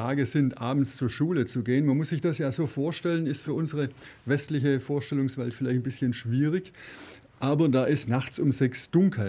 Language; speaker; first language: German; native; German